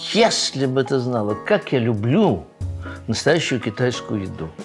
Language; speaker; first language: Russian; native; Russian